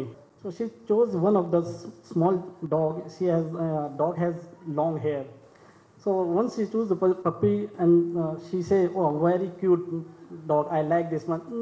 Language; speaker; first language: English; non-native, learner; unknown